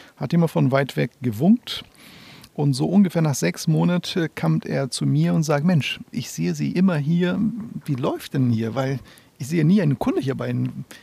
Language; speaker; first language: German; non-native, fluent; Portuguese